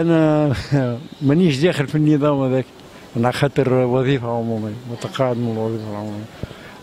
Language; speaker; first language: Arabic; native; Arabic